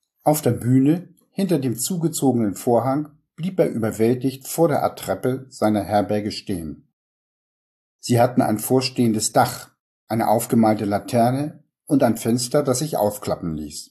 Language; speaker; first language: German; native; German